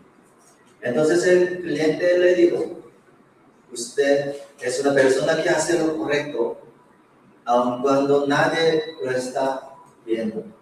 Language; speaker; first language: Spanish; non-native, fluent; Korean